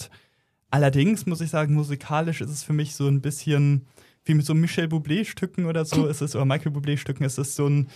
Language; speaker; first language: German; native; German